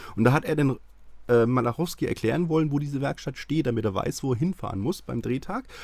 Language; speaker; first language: German; native; German